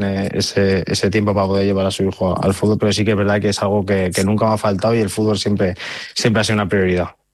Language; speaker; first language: Spanish; native; Spanish